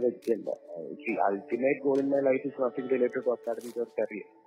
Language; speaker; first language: English; non-native, local second language; Malayalam